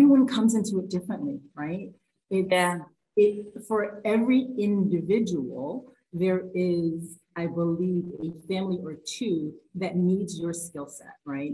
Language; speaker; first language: English; native; English